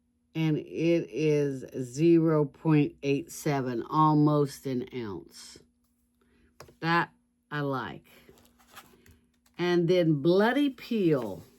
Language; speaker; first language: English; native; English